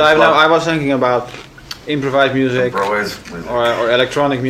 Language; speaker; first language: English; non-native, fluent; Dutch